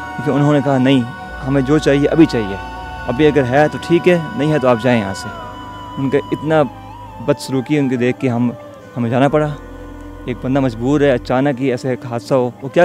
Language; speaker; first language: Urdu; early bilingual, other home language; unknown